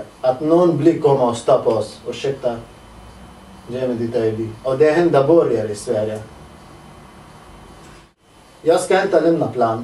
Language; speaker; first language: Swedish; non-native, learner; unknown